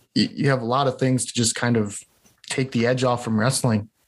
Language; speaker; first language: English; native; English